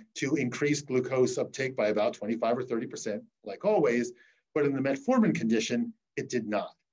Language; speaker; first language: English; native; English